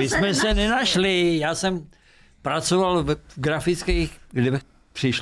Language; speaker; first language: Czech; native; Czech